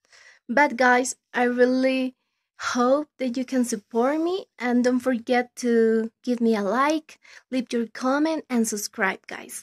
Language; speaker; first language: English; non-native, learner; Spanish